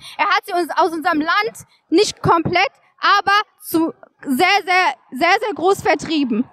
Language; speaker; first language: German; early bilingual, other home language; Persian